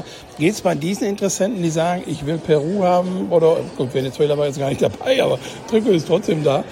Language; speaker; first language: German; native; German